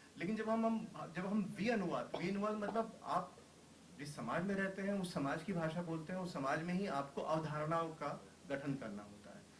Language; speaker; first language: Hindi; native; Hindi